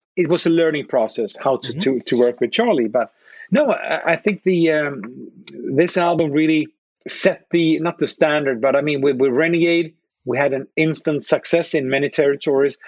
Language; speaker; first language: English; non-native, fluent; Swedish